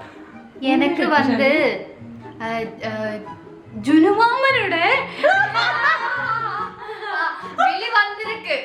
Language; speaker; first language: Tamil; non-native, learner; Malayalam